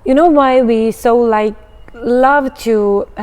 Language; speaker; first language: English; non-native, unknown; Estonian